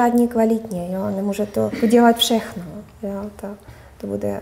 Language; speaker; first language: Czech; non-native, fluent; Russian